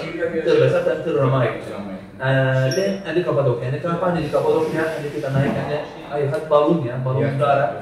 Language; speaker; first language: Indonesian; non-native, learner; Turkish